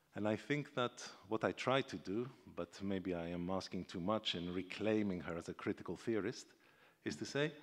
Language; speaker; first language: English; non-native, fluent; Greek